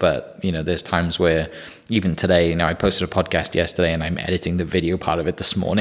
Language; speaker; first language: English; native; English